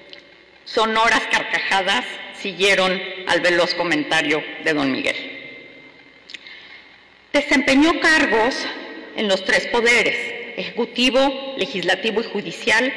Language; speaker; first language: Spanish; native; Spanish